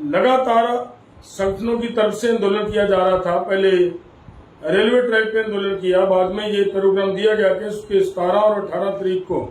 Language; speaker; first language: Hindi; non-native, local second language; Punjabi